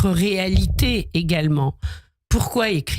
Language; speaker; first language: French; native; French